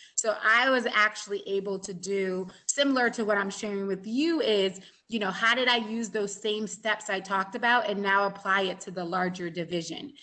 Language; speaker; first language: English; native; English